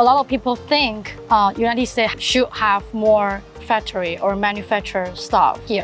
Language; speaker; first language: English; non-native, fluent; Chinese